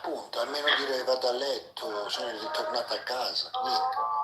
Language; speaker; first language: Italian; native; Italian